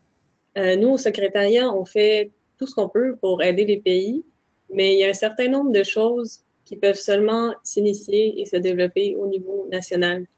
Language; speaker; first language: French; native; French